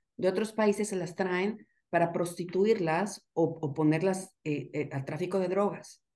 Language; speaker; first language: Spanish; native; Spanish